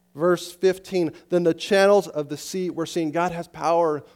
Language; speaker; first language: English; native; English